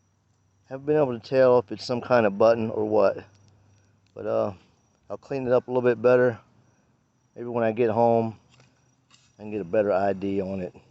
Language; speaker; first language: English; native; English